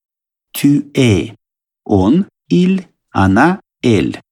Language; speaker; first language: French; non-native, learner; Russian